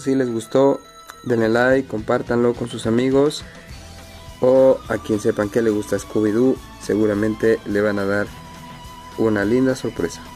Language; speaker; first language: Spanish; native; Spanish